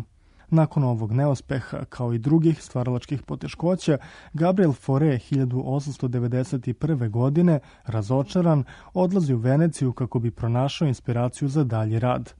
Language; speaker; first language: Croatian; native; Croatian